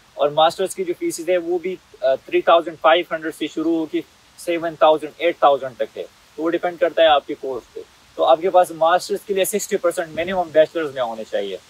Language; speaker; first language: Hindi; non-native, local second language; Pashto